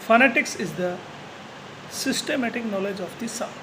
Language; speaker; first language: English; non-native, local second language; Hindi